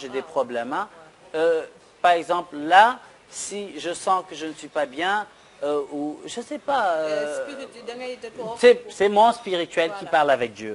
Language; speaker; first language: French; non-native, local second language; Wolof